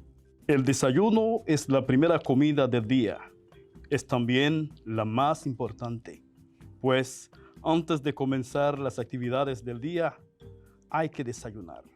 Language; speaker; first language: Spanish; non-native, fluent; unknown